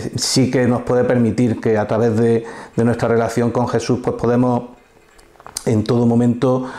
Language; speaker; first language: Spanish; native; Spanish